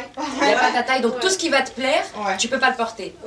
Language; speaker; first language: French; native; French